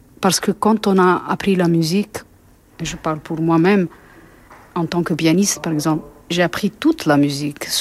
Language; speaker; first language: French; non-native, fluent; Italian